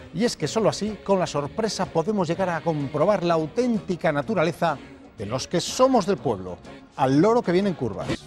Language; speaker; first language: Spanish; native; Spanish